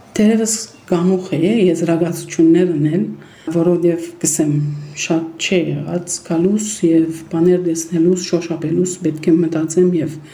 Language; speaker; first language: Armenian; early bilingual, heritage; Armenian